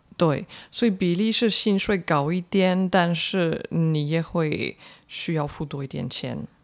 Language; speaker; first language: Chinese; non-native, fluent; French